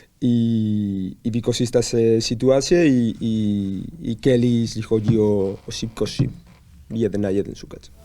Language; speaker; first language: Polish; non-native, learner; Spanish